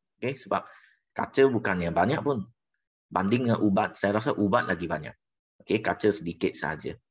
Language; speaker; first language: Malay; non-native, local second language; Chinese